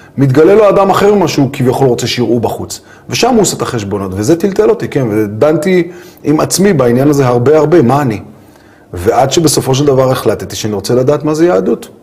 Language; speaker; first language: Hebrew; native; Hebrew